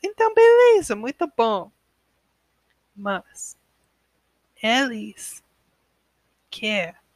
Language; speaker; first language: Portuguese; non-native, learner; English